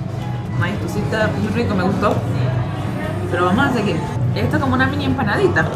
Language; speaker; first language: Spanish; native; Spanish